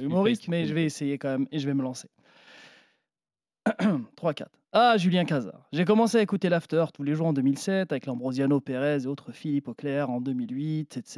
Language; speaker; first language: French; native; French